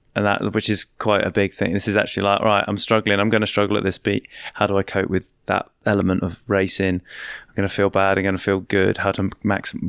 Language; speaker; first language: English; native; English